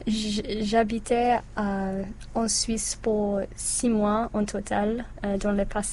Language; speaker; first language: French; non-native, learner; English